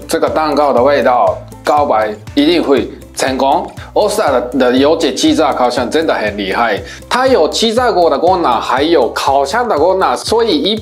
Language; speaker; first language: Chinese; non-native, fluent; Japanese